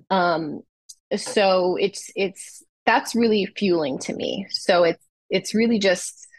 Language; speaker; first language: English; native; English